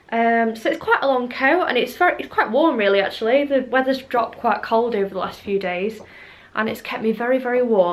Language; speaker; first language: English; native; English